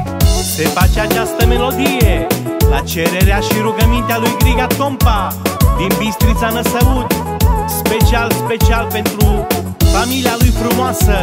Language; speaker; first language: Romanian; native; Romanian